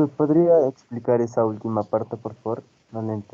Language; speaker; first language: Spanish; native; Spanish